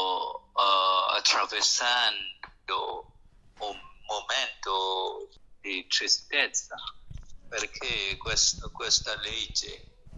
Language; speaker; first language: Italian; non-native, learner; Burmese